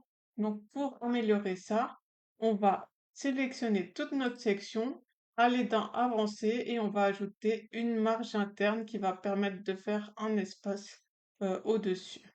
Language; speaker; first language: French; native; French